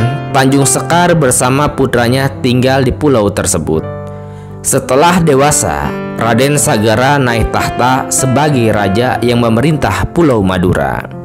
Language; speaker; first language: Indonesian; native; Indonesian